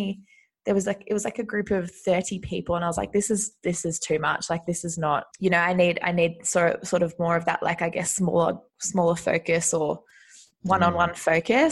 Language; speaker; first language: English; native; English